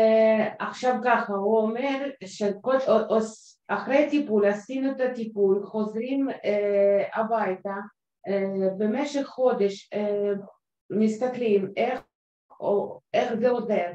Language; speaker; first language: Hebrew; non-native, fluent; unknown